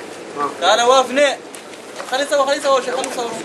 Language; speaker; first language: Arabic; native; Arabic